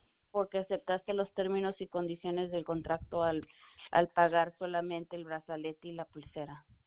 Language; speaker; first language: Spanish; early bilingual, heritage; Spanish